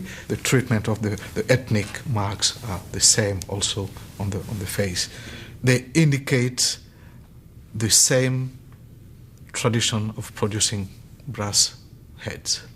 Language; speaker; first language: English; non-native, fluent; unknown